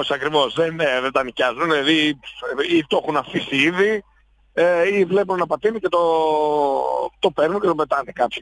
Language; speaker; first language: Greek; native; Greek